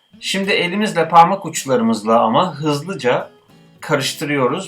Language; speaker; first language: Turkish; native; Turkish